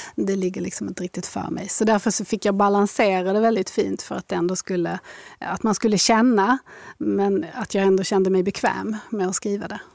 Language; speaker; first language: Swedish; native; Swedish